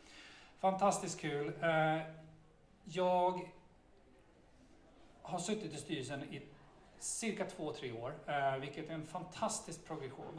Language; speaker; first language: Swedish; native; Swedish